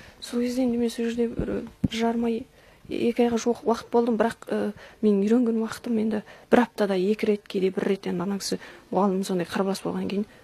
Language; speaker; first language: Kazakh; native; Kazakh